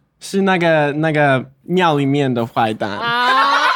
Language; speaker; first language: Chinese; non-native, learner; English